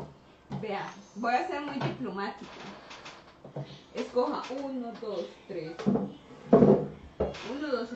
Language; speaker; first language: Spanish; native; Spanish